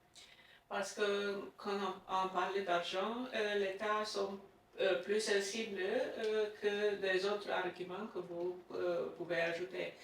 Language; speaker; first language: French; non-native, fluent; Romanian